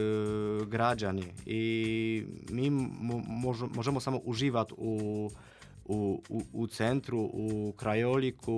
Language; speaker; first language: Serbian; non-native, fluent; Polish